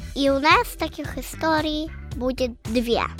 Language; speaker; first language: Russian; early bilingual, heritage; Russian